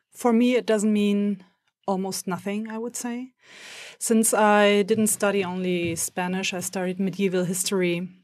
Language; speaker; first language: English; non-native, fluent; German